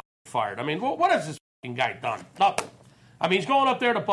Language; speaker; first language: English; native; English